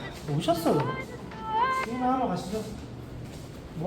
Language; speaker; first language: Korean; native; Korean